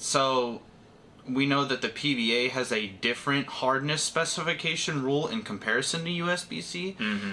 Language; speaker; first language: English; native; English